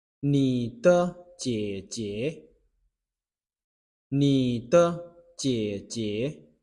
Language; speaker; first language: Chinese; non-native, fluent; Lao